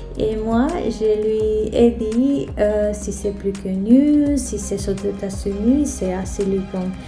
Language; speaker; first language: French; non-native, fluent; Spanish